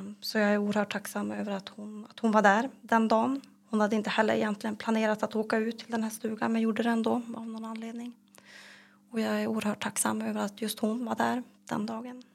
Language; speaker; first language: Swedish; native; Swedish